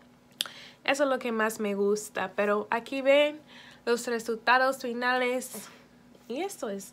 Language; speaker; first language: Spanish; early bilingual, heritage; Spanish